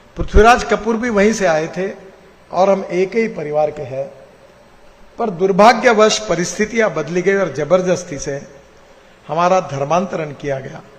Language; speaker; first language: Hindi; non-native, local second language; Marathi